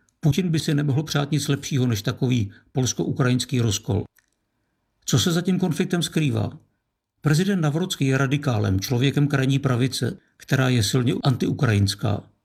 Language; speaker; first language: Czech; native; Czech